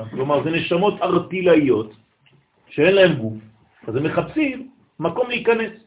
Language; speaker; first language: Hebrew; non-native, fluent; French